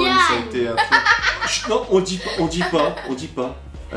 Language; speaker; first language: French; native; French